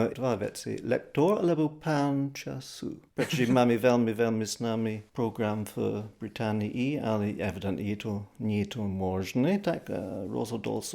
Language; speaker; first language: Slovak; non-native, fluent; English